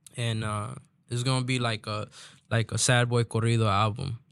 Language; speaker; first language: English; native; English